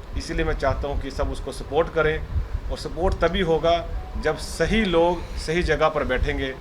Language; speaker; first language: Hindi; native; Hindi